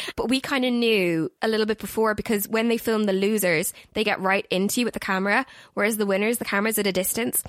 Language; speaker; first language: English; native; English